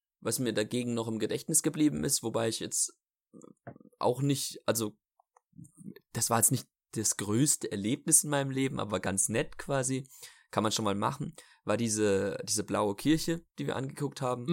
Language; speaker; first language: German; native; German